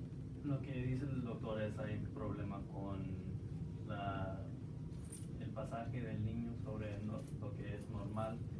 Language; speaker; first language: Spanish; non-native, learner; English